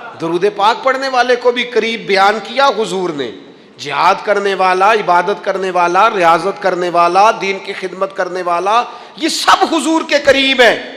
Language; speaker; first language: Urdu; non-native, local second language; Punjabi